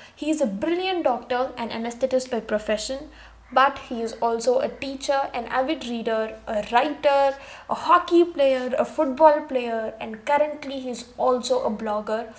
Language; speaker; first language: English; non-native, local second language; Tamil